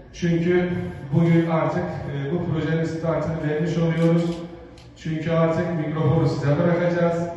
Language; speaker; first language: Turkish; native; Turkish